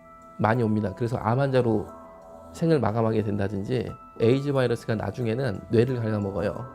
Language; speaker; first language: Korean; native; Korean